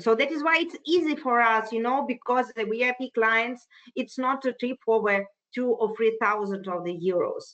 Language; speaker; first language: English; non-native, fluent; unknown